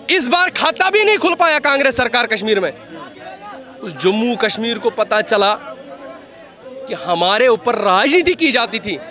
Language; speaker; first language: Hindi; native; Hindi